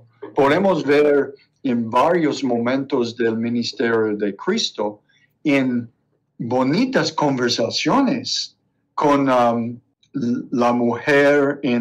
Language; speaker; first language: Spanish; non-native, learner; English